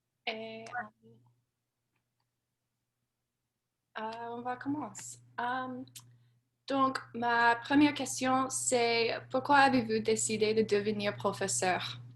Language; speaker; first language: French; non-native, learner; English